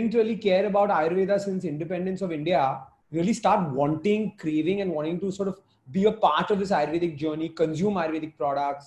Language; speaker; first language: English; non-native, local second language; Hindi